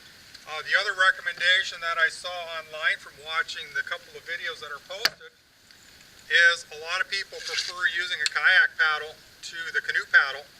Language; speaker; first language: English; native; English